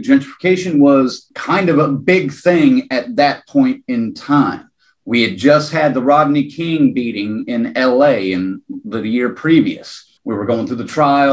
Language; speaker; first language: English; native; English